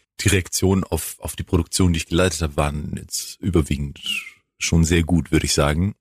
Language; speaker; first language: German; non-native, fluent; Greek